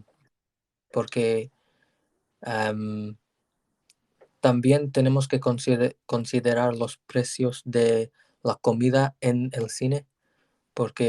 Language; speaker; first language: Spanish; non-native, learner; English